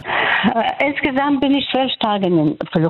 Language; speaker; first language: German; non-native, fluent; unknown